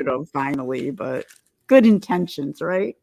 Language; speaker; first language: English; native; English